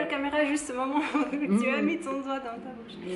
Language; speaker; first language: French; non-native, fluent; Russian